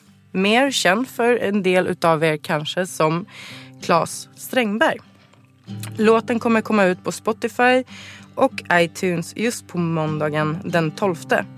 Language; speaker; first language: Swedish; native; Swedish